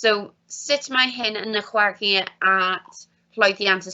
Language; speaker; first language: Welsh; non-native, fluent; English